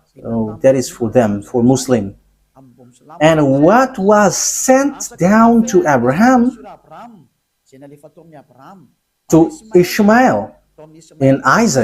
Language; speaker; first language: English; non-native, fluent; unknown